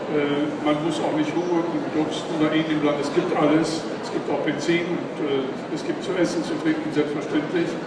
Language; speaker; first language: German; native; German